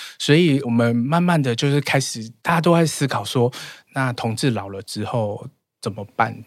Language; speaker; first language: Chinese; native; Chinese